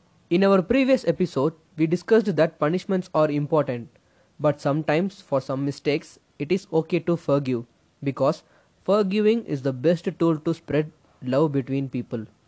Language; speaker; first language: English; non-native, local second language; Tamil